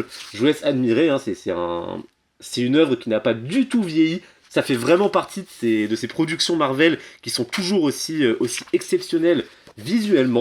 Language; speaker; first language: French; native; French